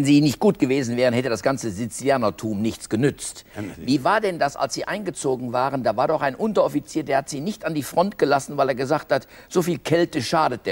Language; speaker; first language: German; native; German